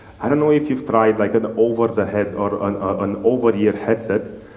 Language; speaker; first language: English; non-native, fluent; Romanian